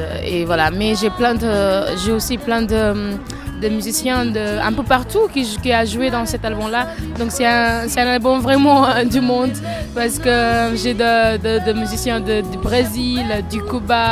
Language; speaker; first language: French; non-native, fluent; Kabuverdianu